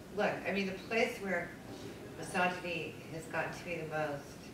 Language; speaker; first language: English; native; English